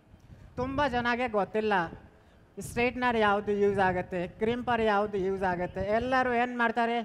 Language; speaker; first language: Kannada; non-native, local second language; Hindi